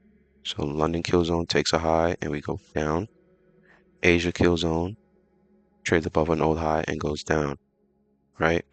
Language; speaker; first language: English; native; English